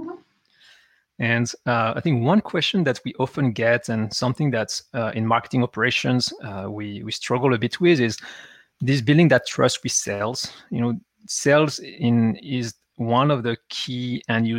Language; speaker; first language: English; non-native, fluent; French